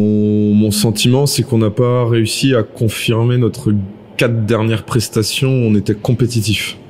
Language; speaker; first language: French; native; French